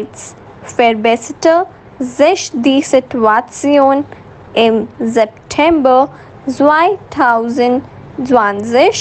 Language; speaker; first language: German; non-native, learner; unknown